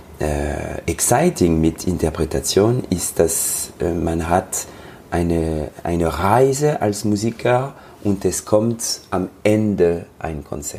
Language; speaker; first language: German; non-native, learner; French